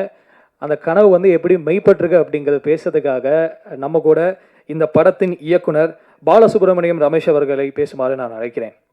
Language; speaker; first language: Tamil; native; Tamil